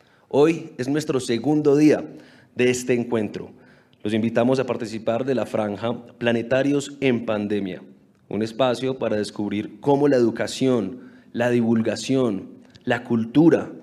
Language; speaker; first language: Spanish; native; Spanish